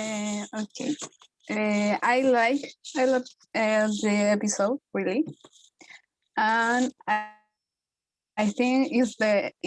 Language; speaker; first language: English; non-native, learner; Spanish